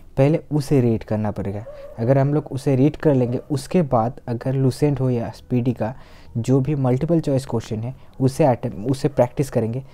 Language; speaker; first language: Hindi; non-native, local second language; Bangla